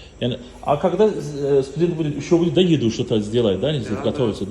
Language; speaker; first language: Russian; non-native, learner; Turkish